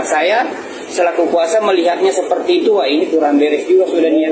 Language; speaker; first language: Indonesian; native; Indonesian